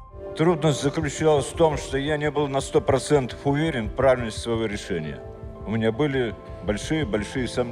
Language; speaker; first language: Russian; native; Russian